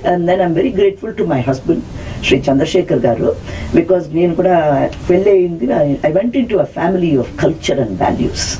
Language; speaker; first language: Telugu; non-native, local second language; Tamil